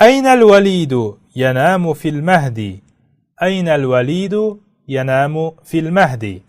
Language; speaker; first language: Arabic; non-native, fluent; Uzbek